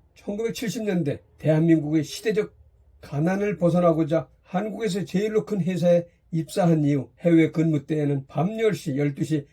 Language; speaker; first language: Korean; native; Korean